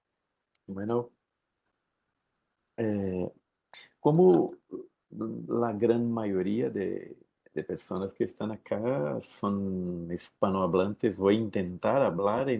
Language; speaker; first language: Spanish; non-native, learner; Portuguese